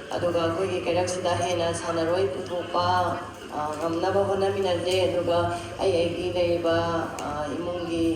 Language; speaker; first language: Manipuri; native; Manipuri